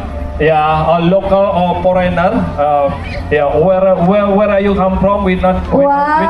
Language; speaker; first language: English; non-native, learner; Indonesian